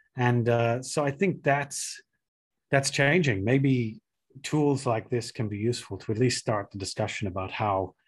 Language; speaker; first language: English; native; English